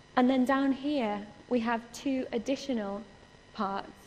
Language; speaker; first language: English; native; English